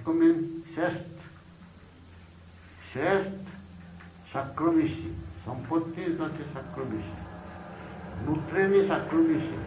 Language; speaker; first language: Russian; non-native, learner; Bangla